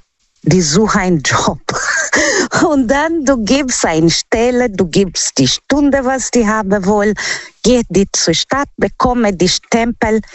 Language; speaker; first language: German; non-native, fluent; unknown